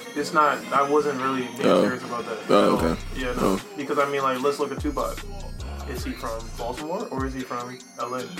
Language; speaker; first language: English; native; English